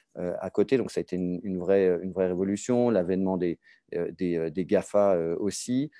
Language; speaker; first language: French; native; French